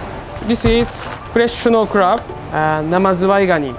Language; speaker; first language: English; non-native, learner; Japanese